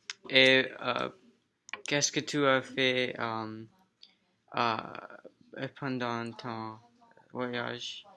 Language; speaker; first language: French; non-native, learner; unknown